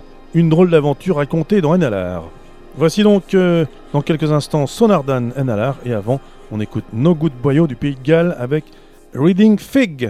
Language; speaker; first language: French; native; French